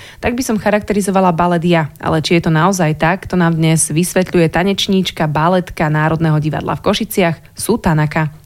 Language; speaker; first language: Slovak; native; Slovak